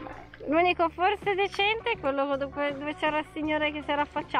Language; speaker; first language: Italian; native; Italian